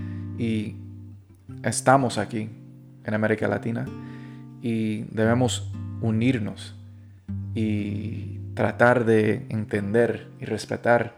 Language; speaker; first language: Spanish; early bilingual, heritage; Spanish